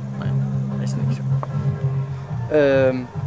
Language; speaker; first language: German; non-native, learner; Dutch